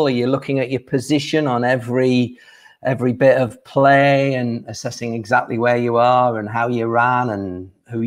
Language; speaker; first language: English; native; English